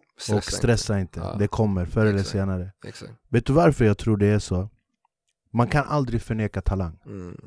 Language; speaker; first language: Swedish; native; Swedish